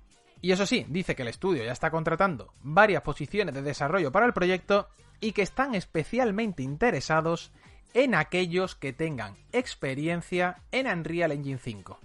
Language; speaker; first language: Spanish; native; Spanish